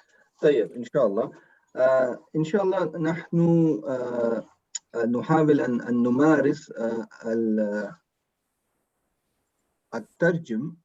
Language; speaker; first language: Arabic; non-native, learner; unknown